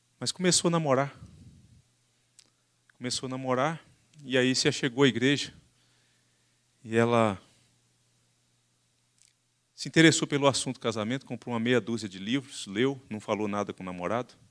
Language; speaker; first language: Portuguese; native; Portuguese